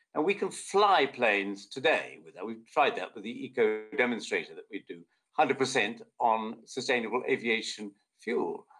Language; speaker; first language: English; native; English